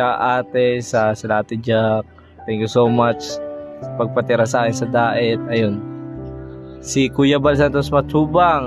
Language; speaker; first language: Filipino; non-native, local second language; Bikol